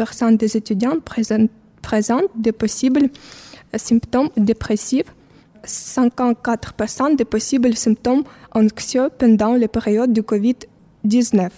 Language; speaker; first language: French; non-native, fluent; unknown